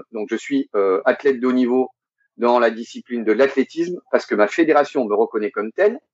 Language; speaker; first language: French; native; French